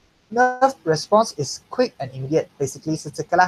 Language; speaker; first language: English; non-native, local second language; Chinese